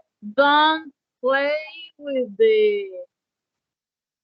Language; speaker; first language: English; non-native, learner; Spanish